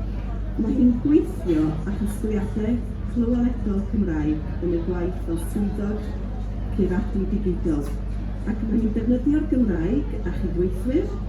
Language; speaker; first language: Welsh; native; Welsh